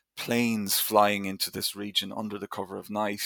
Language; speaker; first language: English; native; English